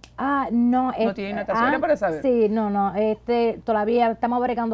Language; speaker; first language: Spanish; early bilingual, heritage; Spanish